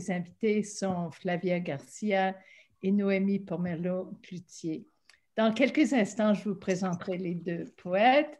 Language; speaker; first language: French; non-native, local second language; English